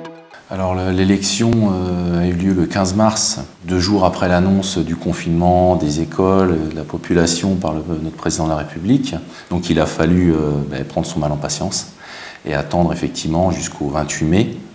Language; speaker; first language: French; native; French